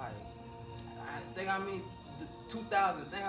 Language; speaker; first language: English; non-native, fluent; Haitian Creole